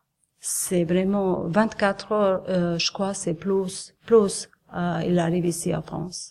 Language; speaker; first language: French; non-native, learner; Serbian